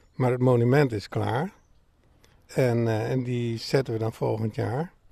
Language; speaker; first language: Dutch; native; Dutch